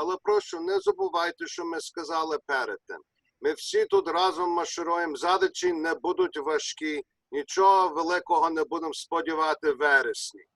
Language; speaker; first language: Ukrainian; early bilingual, heritage; Ukrainian